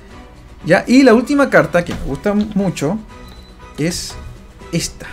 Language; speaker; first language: Spanish; native; Spanish